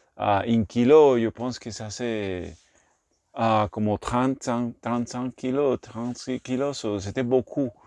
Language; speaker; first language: French; non-native, learner; Spanish